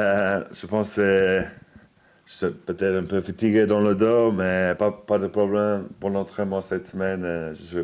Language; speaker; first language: French; non-native, fluent; English